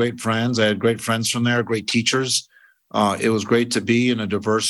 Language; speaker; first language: English; native; English